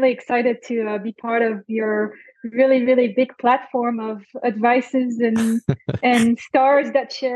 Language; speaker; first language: English; non-native, fluent; French